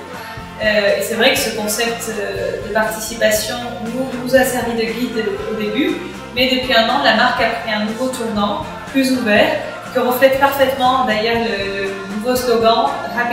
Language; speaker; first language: French; non-native, fluent; Spanish